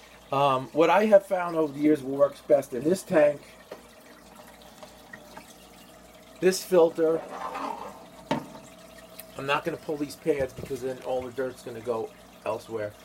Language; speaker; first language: English; native; English